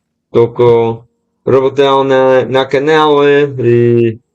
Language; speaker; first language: Russian; non-native, learner; English